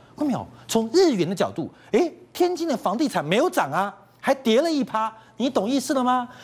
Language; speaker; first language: Chinese; native; Chinese